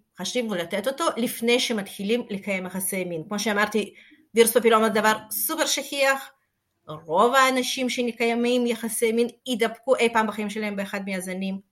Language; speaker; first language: Hebrew; non-native, fluent; Russian